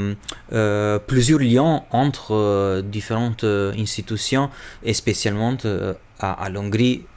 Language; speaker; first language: French; non-native, fluent; Albanian